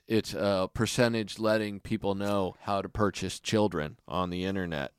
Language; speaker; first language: English; native; English